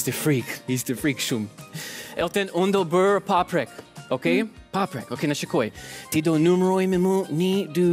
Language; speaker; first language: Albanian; non-native, learner; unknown